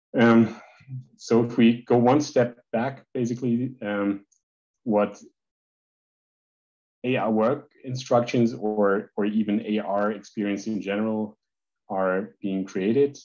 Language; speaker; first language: English; non-native, fluent; German